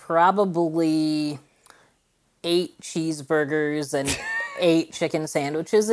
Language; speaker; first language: English; native; English